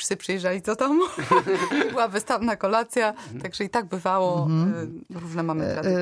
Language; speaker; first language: Polish; native; Polish